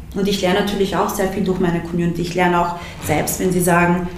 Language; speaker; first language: German; early bilingual, other home language; Bosnian